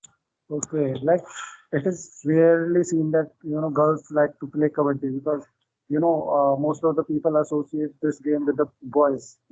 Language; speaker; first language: English; non-native, local second language; Hindi